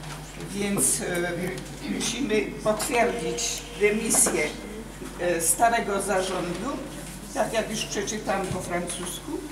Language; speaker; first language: Polish; early bilingual, heritage; Polish